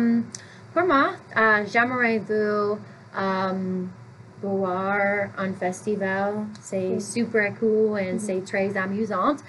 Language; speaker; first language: French; non-native, learner; English